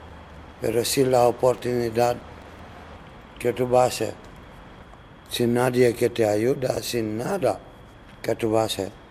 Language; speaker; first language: Spanish; non-native, learner; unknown